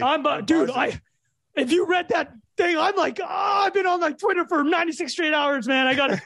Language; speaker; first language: English; native; English